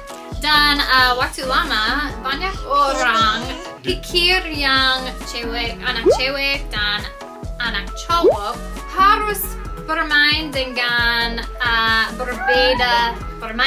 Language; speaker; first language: Indonesian; non-native, learner; English